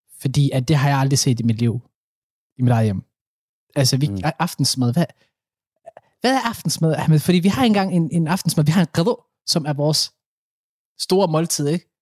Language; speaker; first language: Danish; early bilingual, other home language; Somali